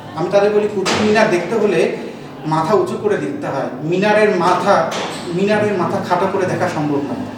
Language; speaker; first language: Bangla; non-native, local second language; Rangpuri